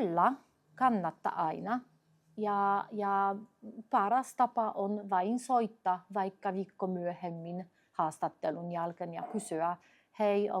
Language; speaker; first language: Finnish; non-native, fluent; Polish